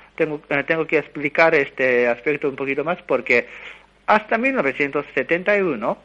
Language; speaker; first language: Spanish; non-native, fluent; Japanese